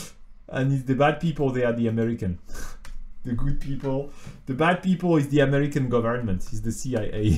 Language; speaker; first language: English; non-native, fluent; French